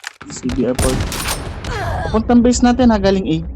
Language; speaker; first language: Filipino; native; Filipino